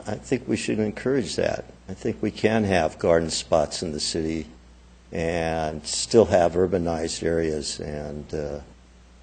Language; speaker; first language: English; native; English